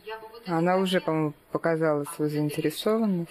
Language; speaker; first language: Russian; native; Russian